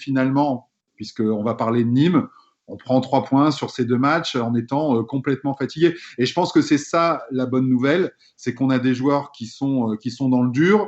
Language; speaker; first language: French; native; French